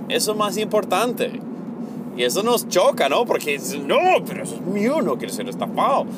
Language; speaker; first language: Spanish; non-native, fluent; English